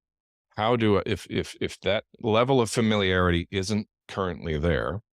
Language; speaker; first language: English; native; English